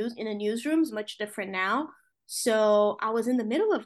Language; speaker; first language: English; non-native, fluent; Portuguese